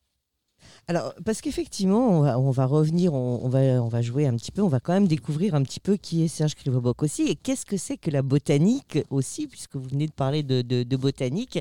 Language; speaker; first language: French; native; French